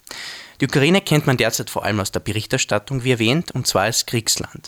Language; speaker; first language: German; native; German